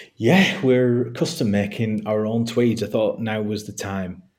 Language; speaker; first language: English; native; English